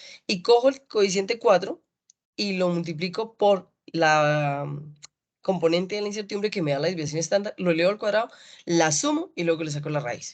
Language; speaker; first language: Spanish; native; Spanish